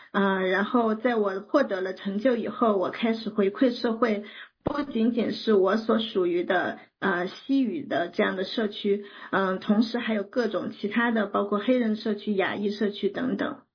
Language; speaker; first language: Chinese; native; Chinese